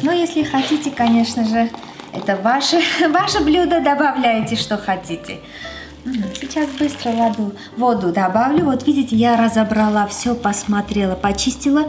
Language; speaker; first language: Russian; non-native, fluent; Armenian